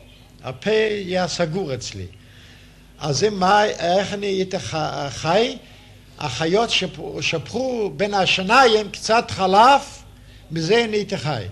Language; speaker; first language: Hebrew; non-native, fluent; Yiddish